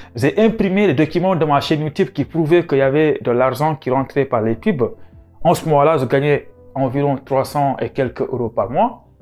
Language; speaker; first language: French; non-native, local second language; Wolof